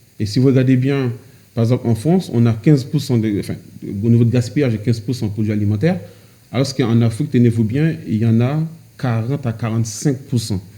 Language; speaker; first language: French; early bilingual, other home language; Haitian Creole